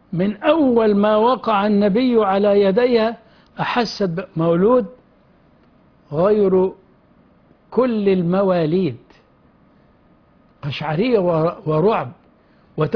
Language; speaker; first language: Arabic; native; Arabic